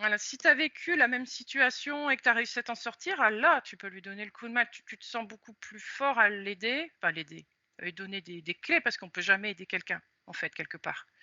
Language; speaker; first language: French; native; French